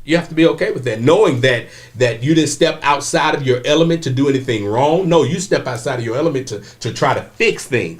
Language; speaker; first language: English; native; English